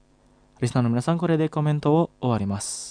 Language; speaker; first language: Japanese; non-native, fluent; Indonesian